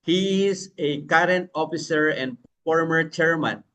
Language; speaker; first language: English; non-native, local second language; Filipino